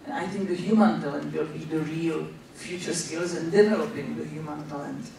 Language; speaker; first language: English; non-native, fluent; Czech